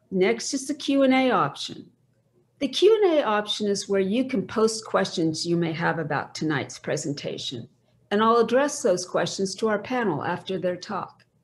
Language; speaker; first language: English; native; English